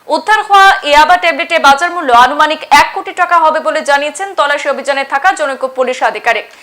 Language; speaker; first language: Bangla; native; Bangla